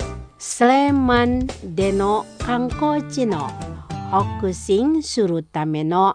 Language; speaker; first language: Japanese; non-native, fluent; Indonesian